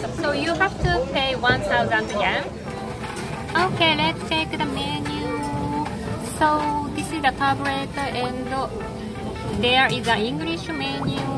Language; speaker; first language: English; non-native, learner; Japanese